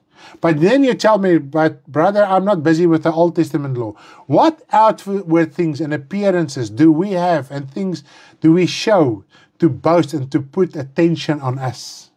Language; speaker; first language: English; non-native, local second language; Afrikaans